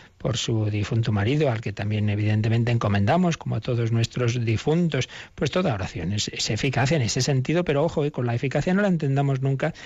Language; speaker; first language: Spanish; native; Spanish